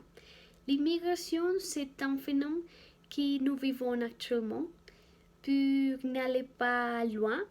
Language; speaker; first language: French; non-native, learner; Spanish